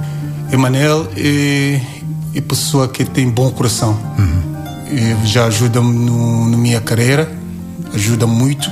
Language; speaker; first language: Portuguese; non-native, learner; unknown